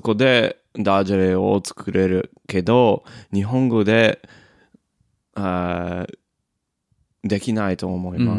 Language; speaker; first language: Japanese; non-native, learner; English